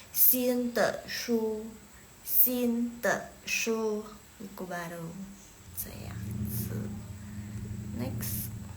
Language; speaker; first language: Chinese; non-native, fluent; Indonesian